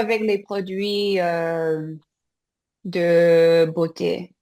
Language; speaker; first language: French; non-native, fluent; English